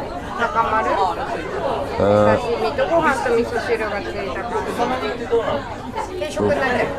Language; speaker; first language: Japanese; native; Japanese